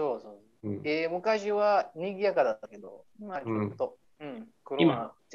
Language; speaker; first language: Japanese; non-native, learner; Arabic